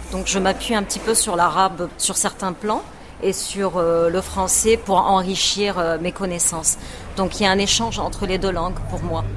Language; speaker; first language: French; native; French